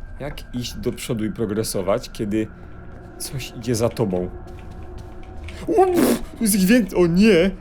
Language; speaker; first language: Polish; native; Polish